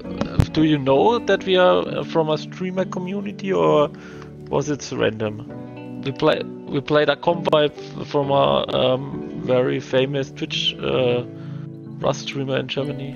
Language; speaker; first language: English; non-native, fluent; German